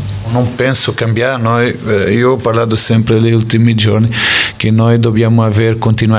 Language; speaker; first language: Italian; non-native, fluent; Portuguese